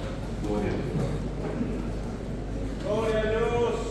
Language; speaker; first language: Spanish; non-native, fluent; Portuguese